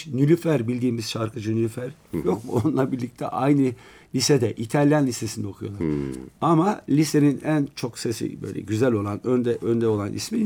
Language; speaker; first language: Turkish; native; Turkish